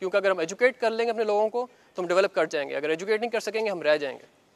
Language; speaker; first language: Urdu; native; Urdu